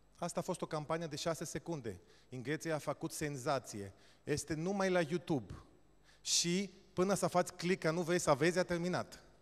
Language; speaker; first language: Romanian; non-native, fluent; Greek